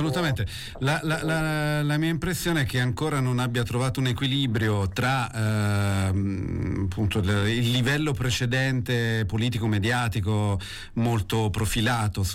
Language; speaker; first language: Italian; native; Italian